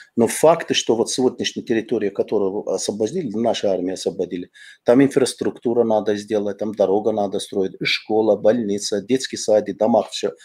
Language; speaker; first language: Russian; non-native, fluent; Azerbaijani